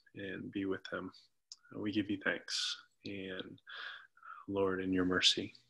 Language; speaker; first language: English; native; English